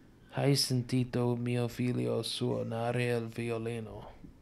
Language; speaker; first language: Italian; non-native, learner; English